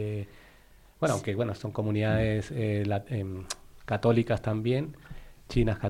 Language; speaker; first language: Spanish; native; Spanish